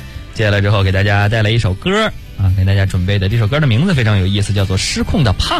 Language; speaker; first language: Chinese; native; Chinese